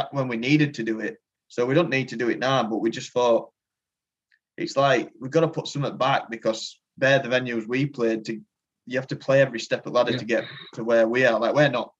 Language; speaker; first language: English; native; English